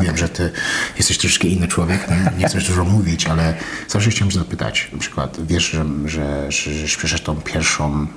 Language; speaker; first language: Polish; non-native, fluent; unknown